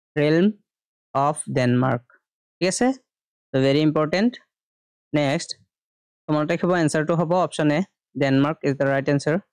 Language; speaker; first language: English; non-native, local second language; Assamese